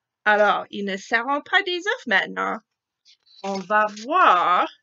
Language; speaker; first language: French; non-native, fluent; English